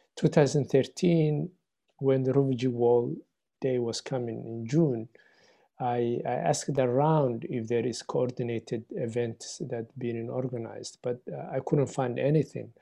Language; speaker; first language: English; non-native, fluent; Somali